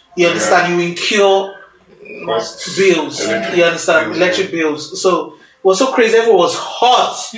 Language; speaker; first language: English; non-native, local second language; Yoruba